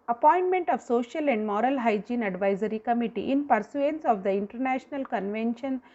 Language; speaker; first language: English; non-native, local second language; Kannada